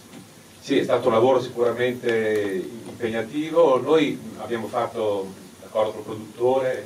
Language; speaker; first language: Italian; native; Italian